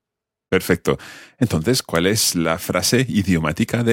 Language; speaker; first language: Spanish; non-native, fluent; English